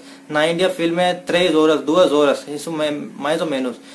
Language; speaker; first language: Portuguese; non-native, learner; Hindi